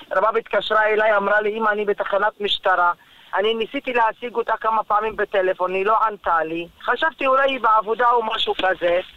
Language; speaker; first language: Hebrew; non-native, local second language; Arabic